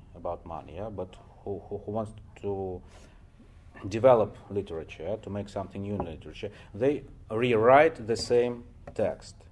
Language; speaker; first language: English; non-native, fluent; Russian